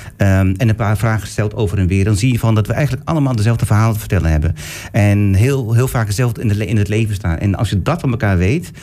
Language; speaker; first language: Dutch; early bilingual, other home language; Turkish